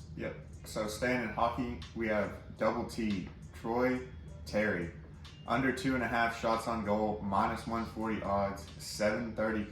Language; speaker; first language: English; native; English